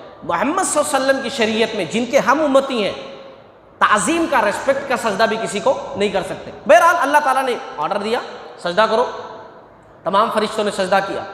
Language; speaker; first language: Urdu; native; Urdu